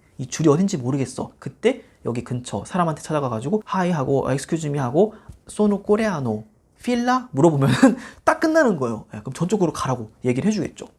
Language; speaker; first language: Korean; native; Korean